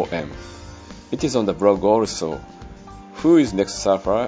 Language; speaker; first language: English; non-native, learner; Japanese